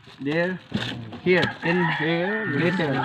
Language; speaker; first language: English; non-native, learner; Cebuano